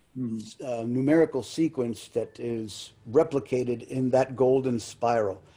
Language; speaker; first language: English; early bilingual, other home language; Spanish